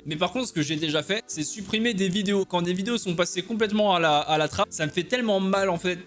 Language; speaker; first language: French; native; French